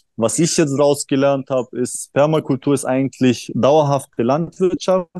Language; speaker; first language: German; early bilingual, other home language; Russian